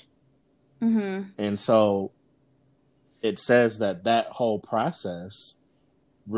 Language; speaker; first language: English; native; English